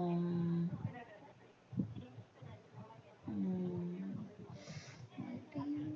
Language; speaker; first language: English; non-native, learner; Korean